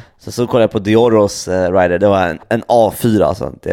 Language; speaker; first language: Swedish; native; Swedish